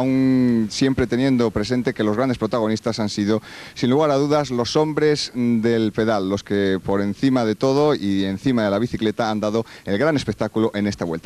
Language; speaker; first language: Spanish; native; Spanish